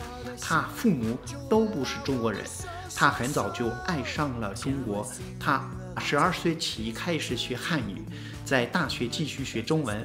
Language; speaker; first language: Chinese; non-native, fluent; French